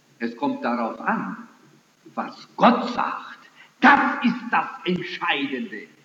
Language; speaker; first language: German; early bilingual, heritage; German